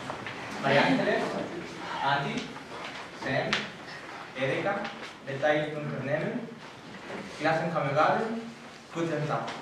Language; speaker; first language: German; non-native, learner; Spanish